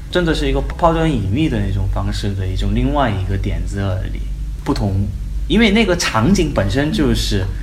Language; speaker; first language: Chinese; non-native, fluent; Korean